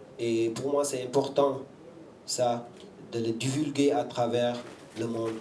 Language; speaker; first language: French; non-native, local second language; Wolof